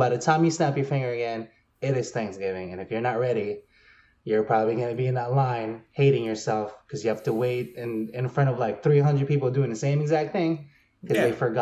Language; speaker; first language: English; native; English